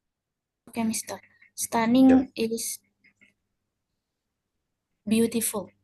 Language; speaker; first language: English; non-native, learner; Indonesian